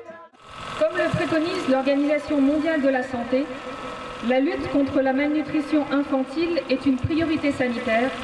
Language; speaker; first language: French; native; French